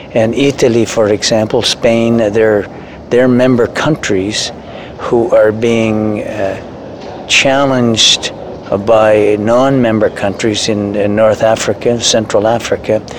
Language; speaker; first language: English; native; English